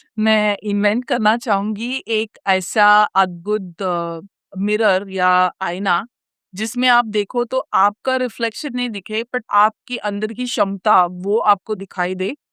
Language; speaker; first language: Hindi; non-native, local second language; Malayalam